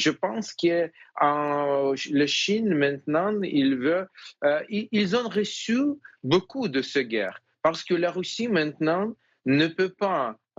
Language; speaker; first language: French; non-native, fluent; Ukrainian